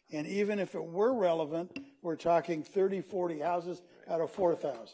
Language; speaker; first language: English; native; English